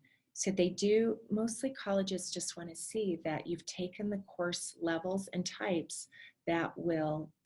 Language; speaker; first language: English; native; English